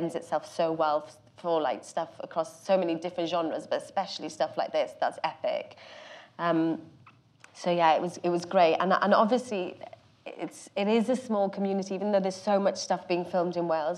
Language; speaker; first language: English; native; English